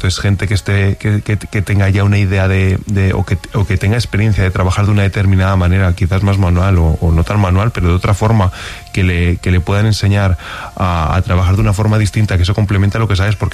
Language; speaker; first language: Spanish; native; Spanish